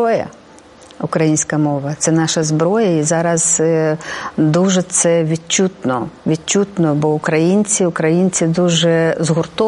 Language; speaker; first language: Ukrainian; non-native, local second language; Romanian